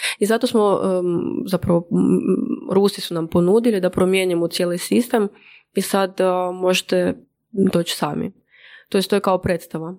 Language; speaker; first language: Croatian; non-native, fluent; Russian